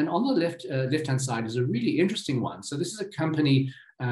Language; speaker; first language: English; native; English